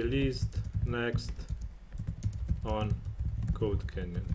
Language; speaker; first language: English; non-native, fluent; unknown